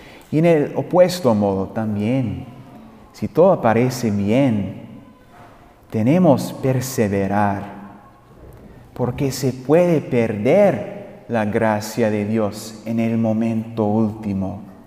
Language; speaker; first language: Spanish; non-native, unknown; English